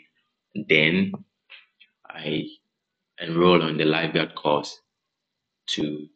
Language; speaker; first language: English; non-native, local second language; Ewe